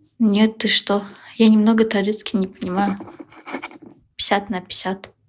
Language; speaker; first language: Russian; non-native, local second language; Uzbek